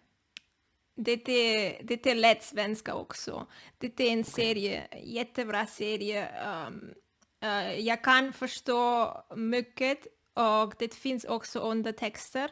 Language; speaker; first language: Swedish; non-native, learner; Spanish